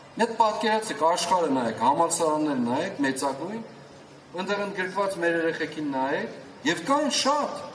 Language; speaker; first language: Armenian; native; Armenian